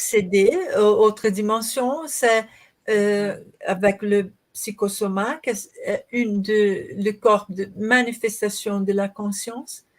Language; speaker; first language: French; non-native, learner; Portuguese